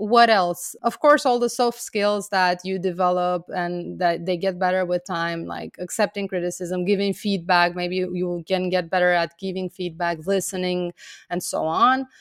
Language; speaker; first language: English; non-native, fluent; Romanian